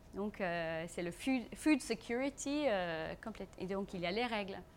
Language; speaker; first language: French; non-native, fluent; English